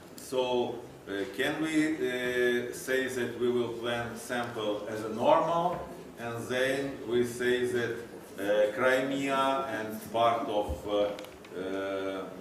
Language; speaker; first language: English; non-native, fluent; Ukrainian